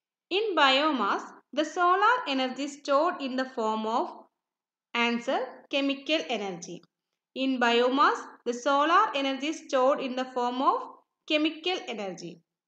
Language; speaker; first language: English; non-native, local second language; Malayalam